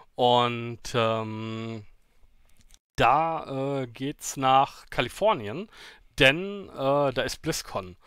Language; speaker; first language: German; native; German